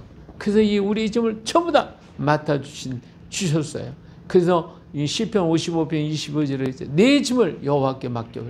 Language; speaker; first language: Korean; native; Korean